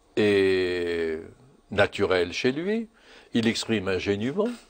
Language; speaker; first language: French; native; French